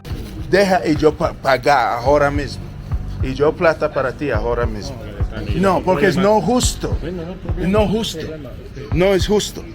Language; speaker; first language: Spanish; non-native, learner; English